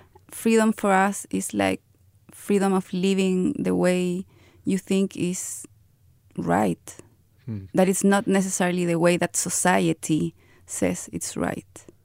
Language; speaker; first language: English; non-native, fluent; Spanish